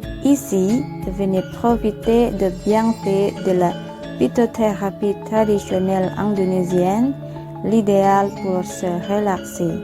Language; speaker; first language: French; non-native, learner; Indonesian